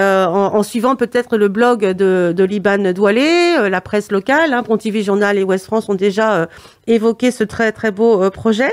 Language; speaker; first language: French; native; French